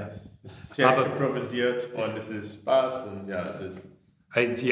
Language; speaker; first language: German; non-native, learner; English